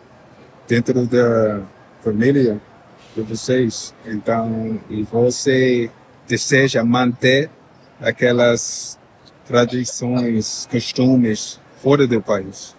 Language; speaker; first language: Portuguese; non-native, fluent; English